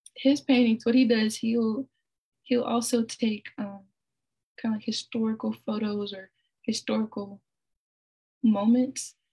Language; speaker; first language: English; native; English